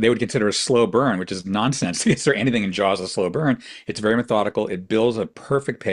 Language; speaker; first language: English; native; English